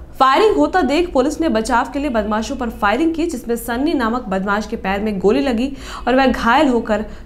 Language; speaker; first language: Hindi; native; Hindi